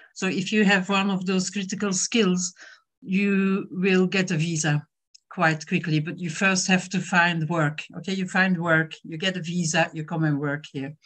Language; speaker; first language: English; non-native, fluent; French